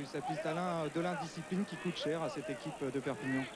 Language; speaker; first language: French; native; French